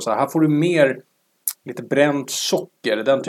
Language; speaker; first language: Swedish; native; Swedish